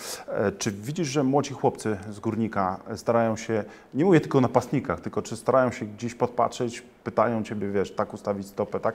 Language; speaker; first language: Polish; native; Polish